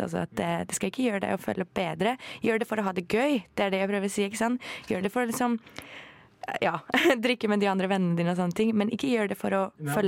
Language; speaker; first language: Norwegian; non-native, fluent; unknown